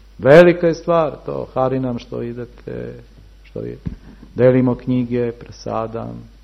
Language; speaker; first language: Serbian; early bilingual, heritage; Serbian